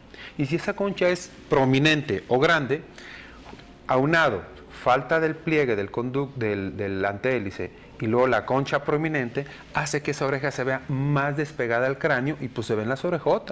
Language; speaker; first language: Spanish; native; Spanish